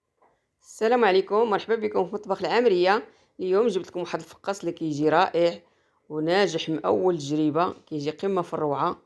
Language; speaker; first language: Arabic; native; Arabic